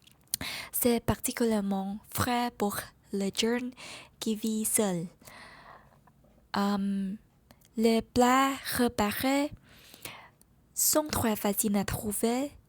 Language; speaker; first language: French; non-native, learner; Vietnamese